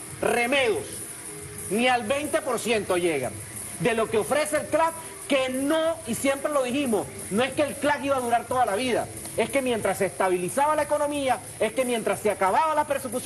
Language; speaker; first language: Spanish; native; Spanish